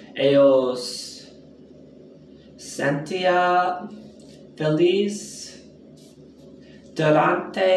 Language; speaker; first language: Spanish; non-native, learner; English